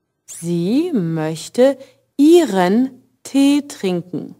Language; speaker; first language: German; non-native, fluent; English